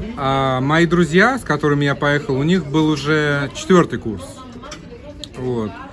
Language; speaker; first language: Russian; native; Russian